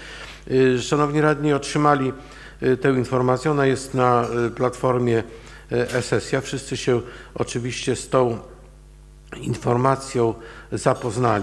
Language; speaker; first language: Polish; native; Polish